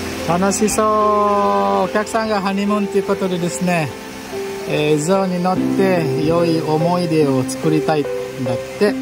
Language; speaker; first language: Japanese; non-native, fluent; Balinese